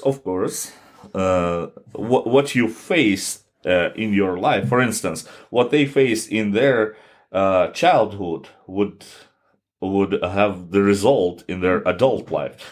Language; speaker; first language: English; non-native, fluent; Russian